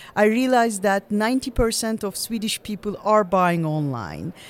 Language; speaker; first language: English; non-native, fluent; Turkish